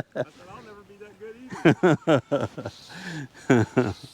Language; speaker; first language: English; native; English